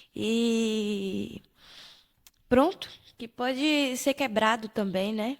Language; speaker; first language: Portuguese; native; Portuguese